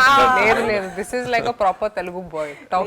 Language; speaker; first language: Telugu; non-native, fluent; Hindi